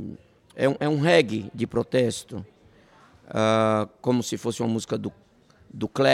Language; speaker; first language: French; non-native, learner; Portuguese